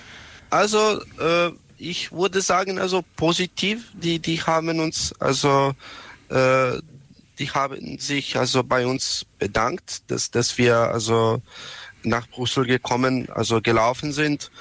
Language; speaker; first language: German; non-native, learner; Serbian